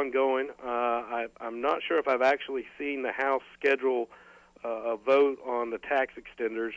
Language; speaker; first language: English; native; English